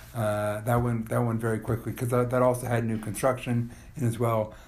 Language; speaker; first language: English; native; English